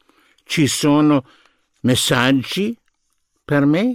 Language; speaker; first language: Italian; non-native, fluent; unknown